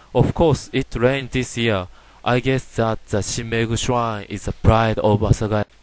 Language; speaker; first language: English; non-native, learner; Japanese